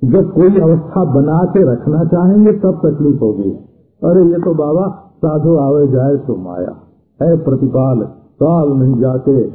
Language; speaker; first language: Hindi; native; Hindi